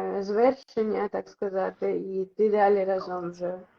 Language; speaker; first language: Ukrainian; non-native, local second language; Russian